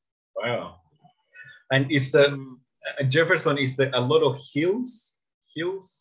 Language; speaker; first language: English; non-native, learner; Spanish